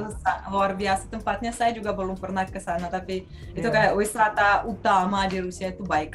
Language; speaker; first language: Indonesian; non-native, fluent; Russian